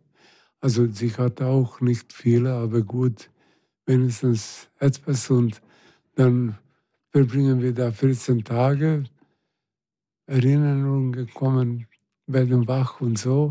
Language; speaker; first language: German; non-native, fluent; Serbian